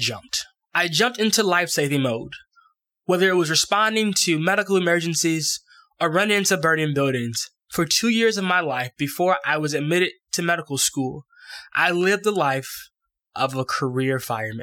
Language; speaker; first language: English; native; English